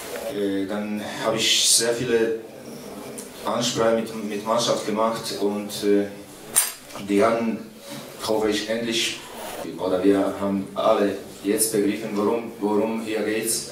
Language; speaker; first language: German; non-native, fluent; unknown